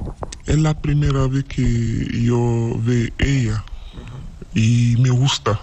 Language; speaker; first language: Spanish; non-native, learner; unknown